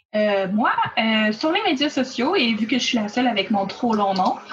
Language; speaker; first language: French; native; French